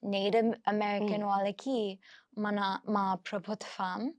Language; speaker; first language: Telugu; non-native, fluent; English